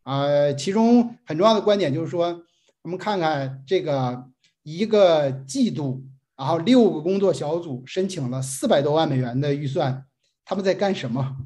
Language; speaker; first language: Chinese; native; Chinese